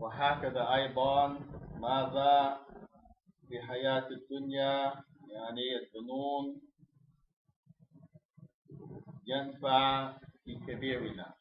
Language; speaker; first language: Arabic; non-native, fluent; English